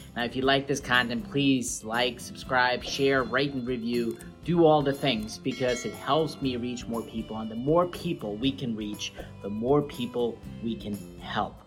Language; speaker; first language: English; non-native, fluent; German